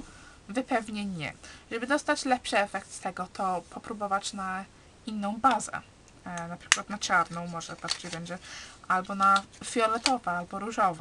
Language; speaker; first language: Polish; early bilingual, heritage; Polish